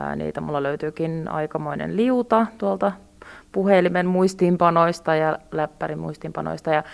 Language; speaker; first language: Finnish; early bilingual, other home language; Russian